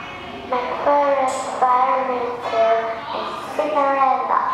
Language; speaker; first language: English; non-native, learner; Vietnamese